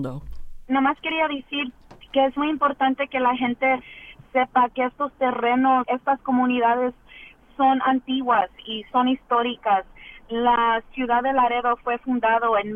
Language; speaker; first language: Spanish; early bilingual, heritage; Spanish